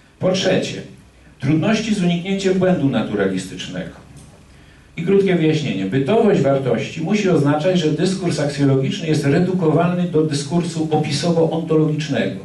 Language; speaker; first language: Polish; native; Polish